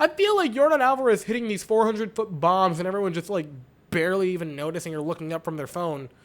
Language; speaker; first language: English; native; English